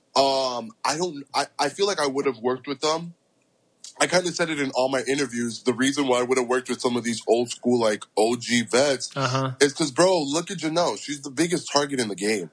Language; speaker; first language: English; early bilingual, other home language; Spanish